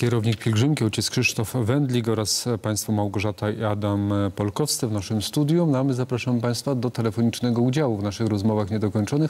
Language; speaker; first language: Polish; native; Polish